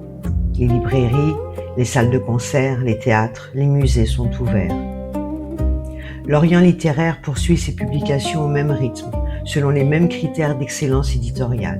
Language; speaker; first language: French; native; French